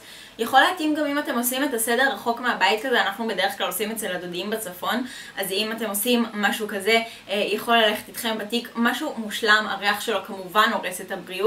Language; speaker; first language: Hebrew; native; Hebrew